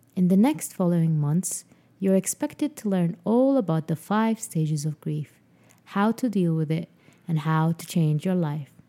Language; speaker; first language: English; non-native, fluent; Arabic